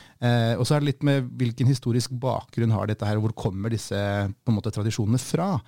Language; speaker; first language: Norwegian; native; Norwegian